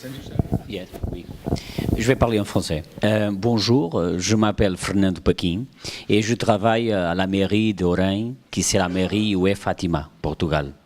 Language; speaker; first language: French; non-native, fluent; Portuguese